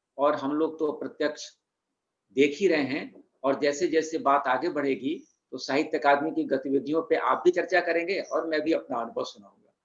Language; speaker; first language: Hindi; native; Hindi